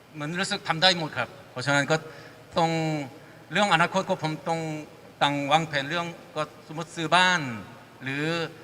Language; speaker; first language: Thai; non-native, fluent; Korean